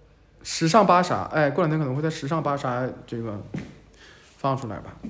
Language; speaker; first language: Chinese; native; Chinese